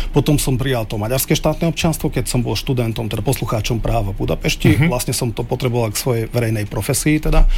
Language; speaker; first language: Slovak; non-native, local second language; Hungarian